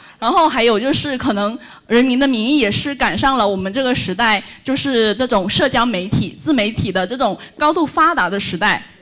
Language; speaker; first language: Chinese; native; Chinese